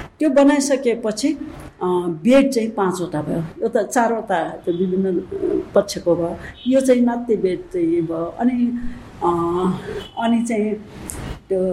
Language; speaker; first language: Nepali; non-native, local second language; Newari